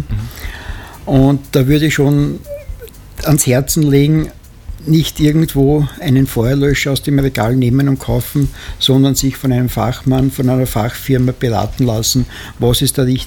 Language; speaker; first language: German; native; German